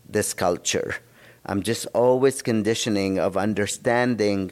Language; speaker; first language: English; non-native, fluent; Arabic